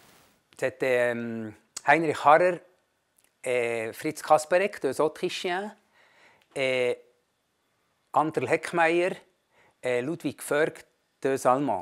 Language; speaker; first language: French; non-native, fluent; German